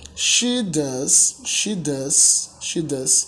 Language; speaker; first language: English; non-native, fluent; Portuguese